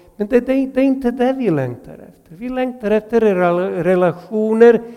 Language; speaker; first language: Swedish; non-native, fluent; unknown